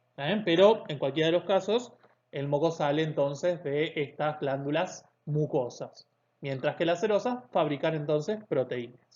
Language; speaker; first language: Spanish; native; Spanish